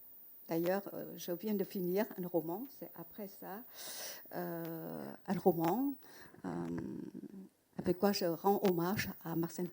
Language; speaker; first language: French; non-native, fluent; Vietnamese